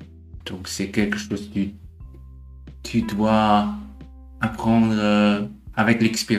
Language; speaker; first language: French; non-native, learner; German